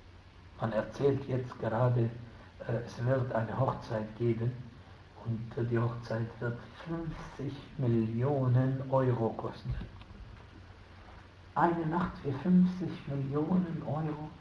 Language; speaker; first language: German; non-native, fluent; Arabic